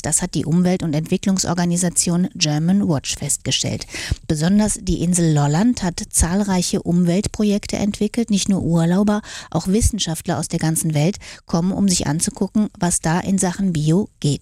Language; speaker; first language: German; native; German